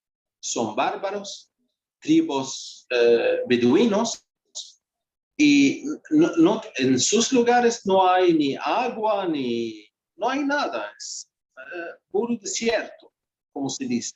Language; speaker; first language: Spanish; non-native, fluent; Arabic